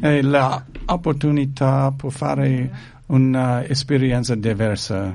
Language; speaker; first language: Italian; non-native, learner; English